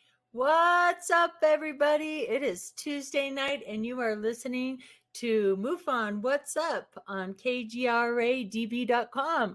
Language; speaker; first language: English; native; English